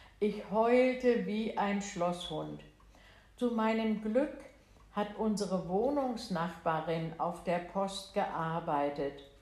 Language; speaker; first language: German; native; German